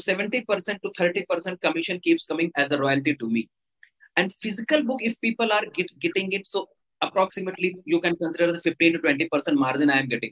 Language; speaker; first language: English; non-native, local second language; Hindi